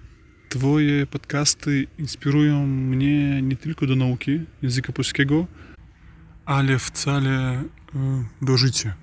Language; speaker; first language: Polish; non-native, learner; Belarusian